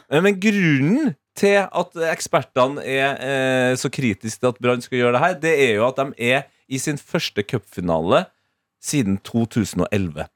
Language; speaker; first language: Norwegian; early bilingual, other home language; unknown